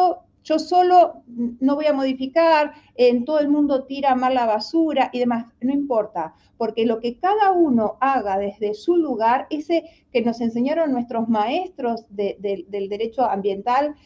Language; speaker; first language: Spanish; native; Spanish